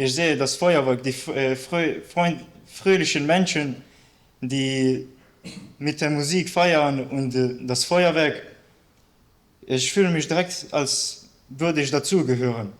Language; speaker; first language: German; early bilingual, other home language; Bosnian